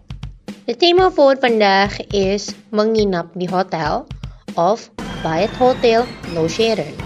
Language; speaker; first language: Dutch; non-native, fluent; Indonesian